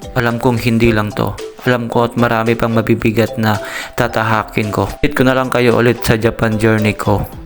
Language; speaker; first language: Filipino; native; Filipino